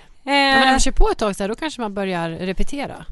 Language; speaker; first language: Swedish; native; Swedish